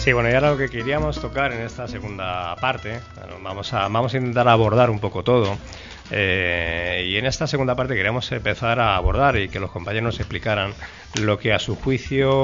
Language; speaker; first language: Spanish; native; Spanish